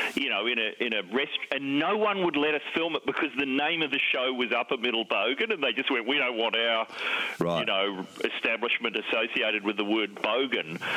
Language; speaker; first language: English; native; English